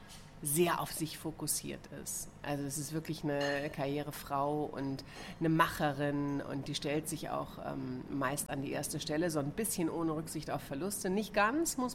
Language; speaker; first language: German; native; German